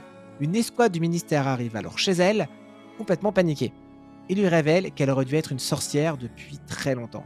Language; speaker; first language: French; native; French